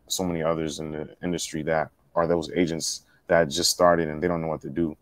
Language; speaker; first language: English; native; English